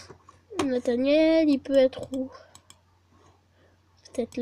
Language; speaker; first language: French; native; French